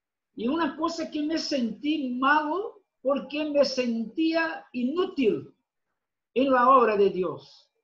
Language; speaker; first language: Spanish; non-native, fluent; Portuguese